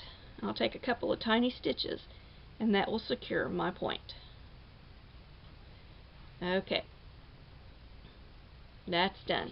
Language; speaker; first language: English; native; English